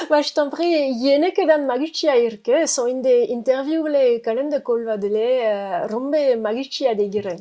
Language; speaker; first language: Tamil; non-native, fluent; Spanish